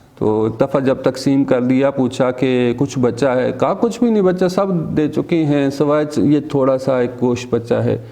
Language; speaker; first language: Urdu; native; Urdu